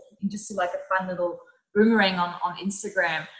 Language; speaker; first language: English; non-native, fluent; Dutch